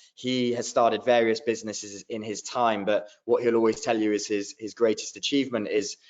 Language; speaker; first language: English; native; English